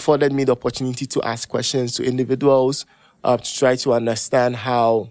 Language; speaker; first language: English; non-native, local second language; Akan